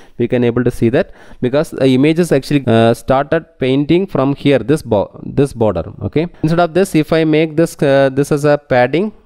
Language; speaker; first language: English; non-native, local second language; Tamil